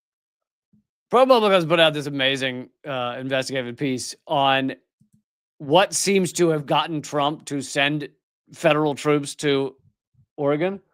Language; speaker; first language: English; native; English